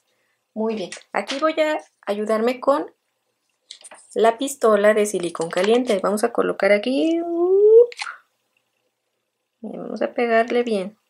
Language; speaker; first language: Spanish; native; Spanish